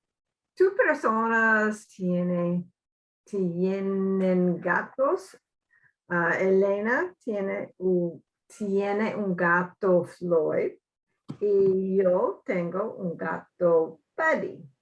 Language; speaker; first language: Spanish; non-native, learner; English